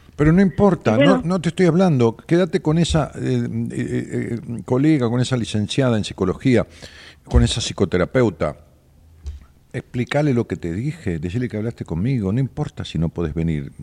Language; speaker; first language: Spanish; native; Spanish